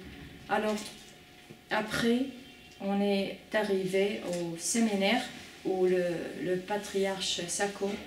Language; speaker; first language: French; non-native, fluent; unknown